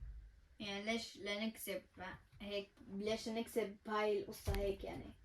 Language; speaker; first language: Arabic; native; Arabic